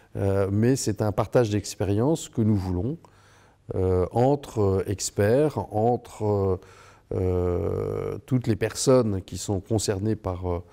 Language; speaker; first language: French; native; French